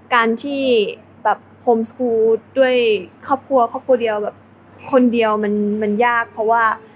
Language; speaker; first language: Thai; early bilingual, heritage; German